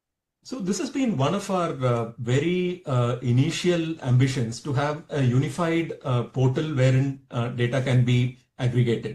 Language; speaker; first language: English; non-native, local second language; Tamil